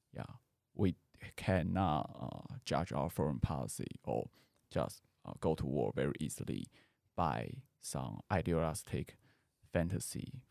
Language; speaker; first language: English; non-native, fluent; Chinese